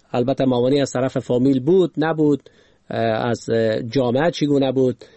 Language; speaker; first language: Persian; native; Persian